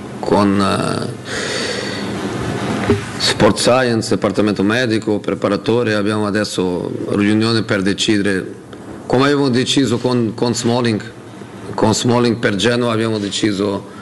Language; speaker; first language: Italian; non-native, fluent; Portuguese